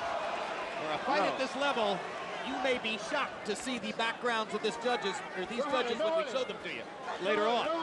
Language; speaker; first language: English; native; English